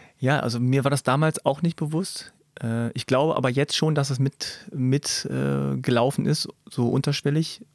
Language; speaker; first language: German; early bilingual, other home language; Korean